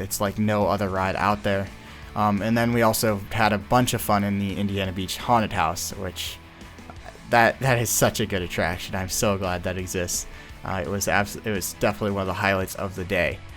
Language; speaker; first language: English; native; English